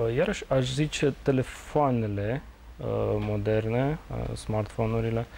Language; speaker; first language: Romanian; native; Romanian